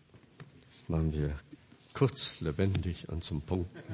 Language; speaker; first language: German; non-native, fluent; Korean